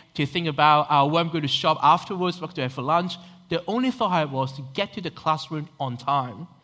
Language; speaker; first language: English; non-native, local second language; Cantonese